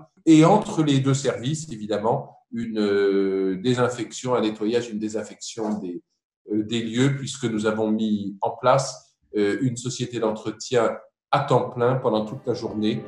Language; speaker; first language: French; native; French